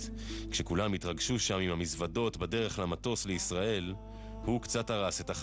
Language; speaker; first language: Hebrew; native; Hebrew